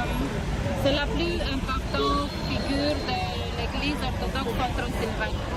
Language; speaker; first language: French; non-native, fluent; Romanian